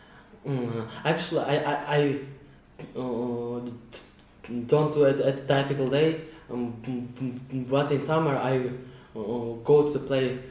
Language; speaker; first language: English; non-native, learner; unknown